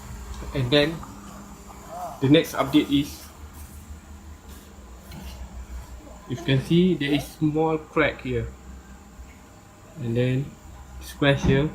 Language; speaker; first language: English; non-native, local second language; Malay